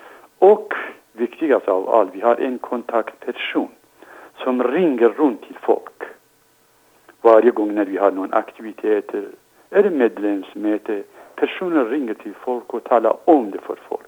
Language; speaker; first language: Swedish; non-native, fluent; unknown